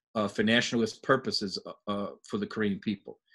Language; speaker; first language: English; native; English